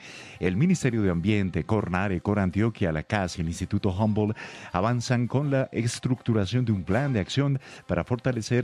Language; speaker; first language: Spanish; native; Spanish